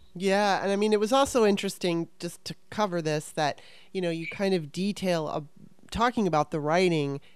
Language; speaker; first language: English; native; English